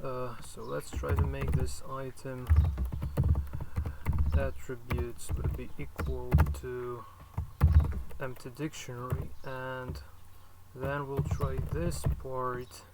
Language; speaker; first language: English; non-native, fluent; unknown